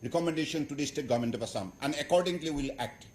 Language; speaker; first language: English; non-native, local second language; Assamese